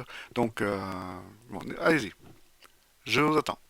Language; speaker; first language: French; native; French